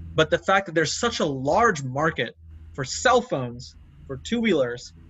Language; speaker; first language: English; non-native, local second language; Tamil